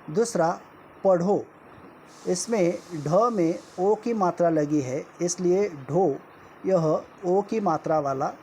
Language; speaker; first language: Hindi; non-native, local second language; Marathi